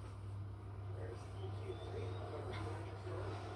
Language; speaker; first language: English; native; English